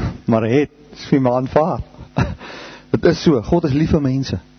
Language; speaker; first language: Afrikaans; native; Afrikaans